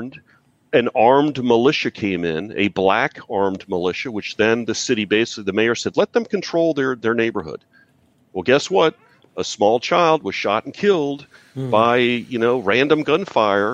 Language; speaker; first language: English; native; English